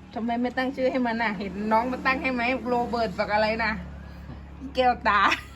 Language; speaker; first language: Thai; native; Thai